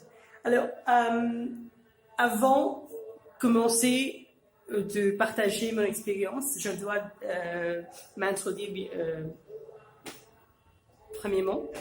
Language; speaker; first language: French; non-native, fluent; Urdu